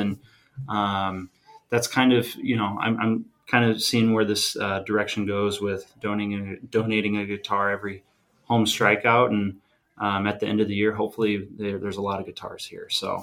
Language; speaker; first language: English; native; English